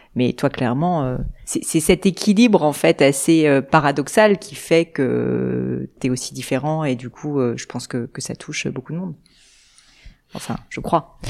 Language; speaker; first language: French; native; French